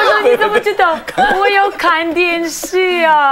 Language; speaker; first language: Chinese; non-native, learner; Russian